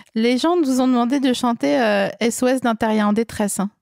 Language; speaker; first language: French; native; French